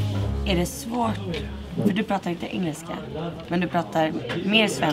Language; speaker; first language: Swedish; native; Swedish